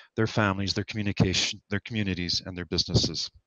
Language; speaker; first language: English; native; English